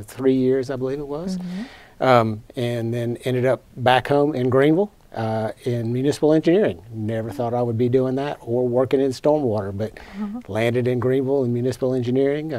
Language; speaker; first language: English; native; English